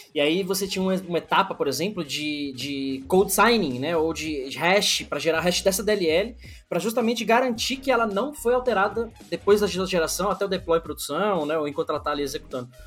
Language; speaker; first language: Portuguese; native; Portuguese